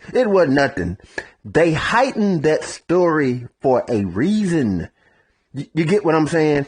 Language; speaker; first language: English; native; English